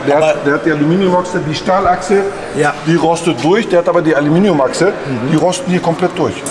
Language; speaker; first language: German; native; German